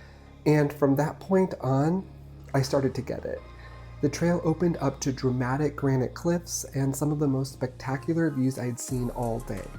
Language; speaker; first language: English; native; English